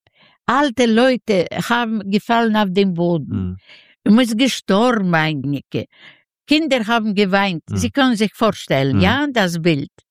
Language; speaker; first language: German; non-native, learner; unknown